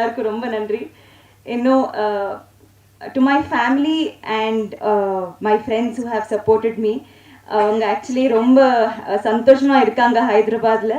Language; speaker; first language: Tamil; non-native, learner; Telugu